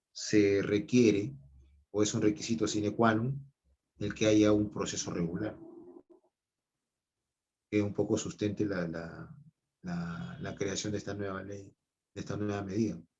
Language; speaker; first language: Spanish; native; Spanish